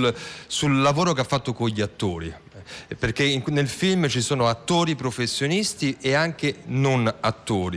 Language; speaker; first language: Italian; native; Italian